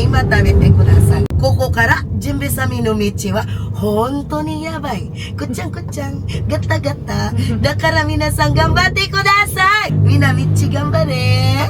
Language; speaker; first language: Japanese; non-native, learner; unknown